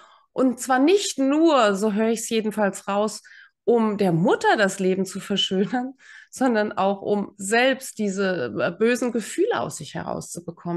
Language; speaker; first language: German; native; German